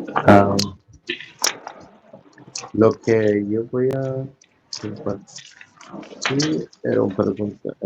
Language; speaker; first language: Spanish; non-native, fluent; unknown